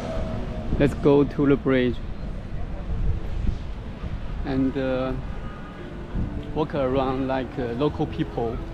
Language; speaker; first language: English; non-native, learner; Chinese